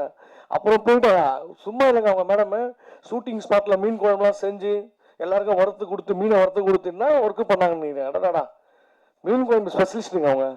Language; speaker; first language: Tamil; native; Tamil